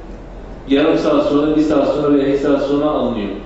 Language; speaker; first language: Turkish; native; Turkish